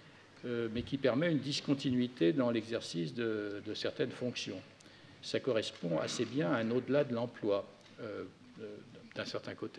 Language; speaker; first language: French; native; French